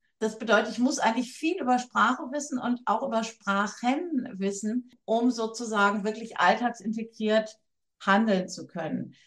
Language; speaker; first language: German; native; German